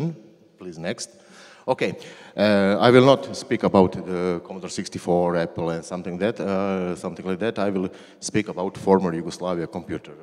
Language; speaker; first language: English; non-native, learner; Croatian